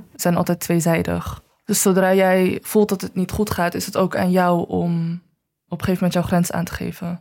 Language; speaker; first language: Dutch; early bilingual, other home language; Chinese